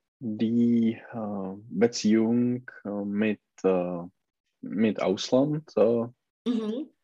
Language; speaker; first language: German; non-native, learner; Czech